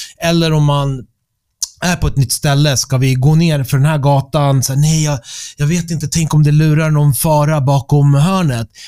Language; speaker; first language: Swedish; early bilingual, other home language; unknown